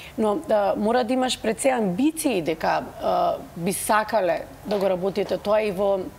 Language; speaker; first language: Macedonian; native; Macedonian